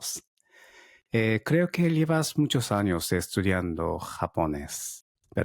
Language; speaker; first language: Spanish; non-native, fluent; Japanese